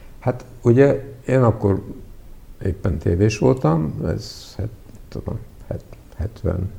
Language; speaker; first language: Hungarian; early bilingual, other home language; Serbian